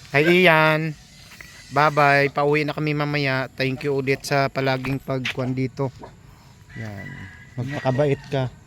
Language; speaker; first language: Filipino; non-native, local second language; Hiligaynon